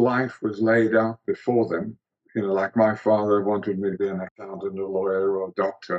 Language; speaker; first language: English; early bilingual, other home language; Greek